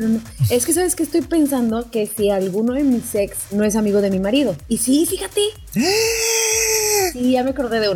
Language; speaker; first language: Spanish; native; Spanish